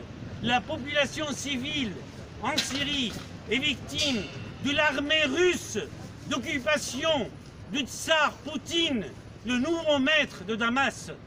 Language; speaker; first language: French; non-native, fluent; Arabic